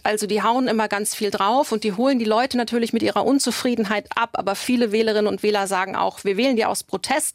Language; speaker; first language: German; native; German